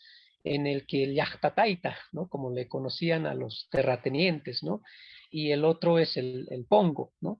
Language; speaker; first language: Spanish; non-native, local second language; Quechua